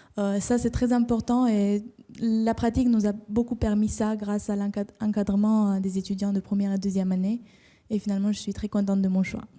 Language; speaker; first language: French; non-native, fluent; Romanian